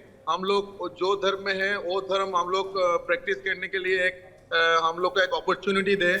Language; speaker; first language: Hindi; non-native, fluent; Bangla